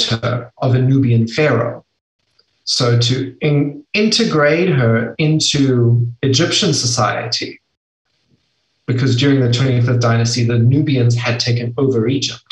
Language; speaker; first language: English; native; English